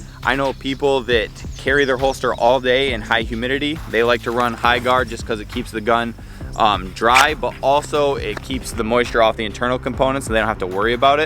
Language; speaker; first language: English; native; English